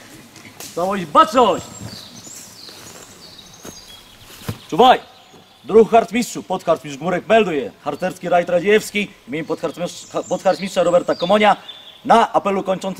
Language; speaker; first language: Polish; native; Polish